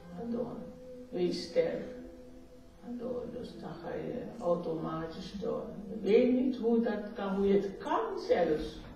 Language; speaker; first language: Dutch; non-native, local second language; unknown